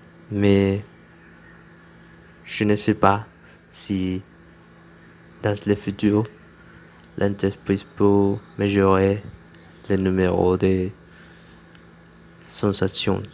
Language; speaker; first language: French; non-native, learner; Spanish